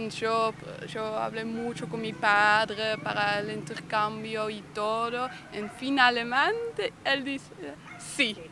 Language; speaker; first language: Spanish; non-native, learner; Dutch